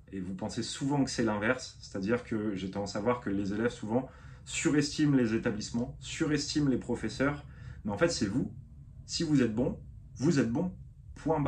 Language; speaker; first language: French; native; French